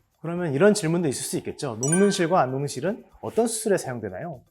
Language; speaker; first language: Korean; native; Korean